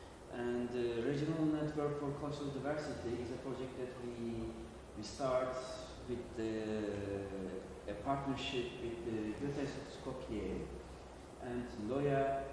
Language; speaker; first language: English; non-native, learner; Turkish